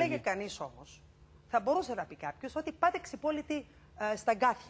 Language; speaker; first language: Greek; native; Greek